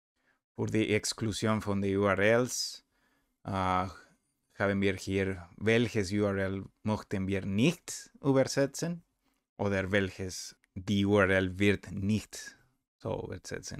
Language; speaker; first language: German; non-native, learner; Spanish